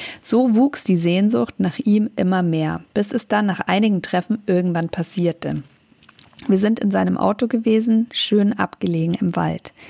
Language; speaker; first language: German; native; German